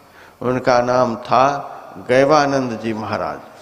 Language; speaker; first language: Hindi; native; Hindi